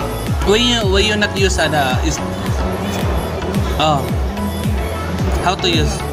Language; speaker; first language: English; non-native, learner; Filipino